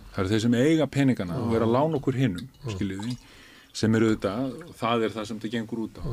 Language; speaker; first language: Icelandic; native; Icelandic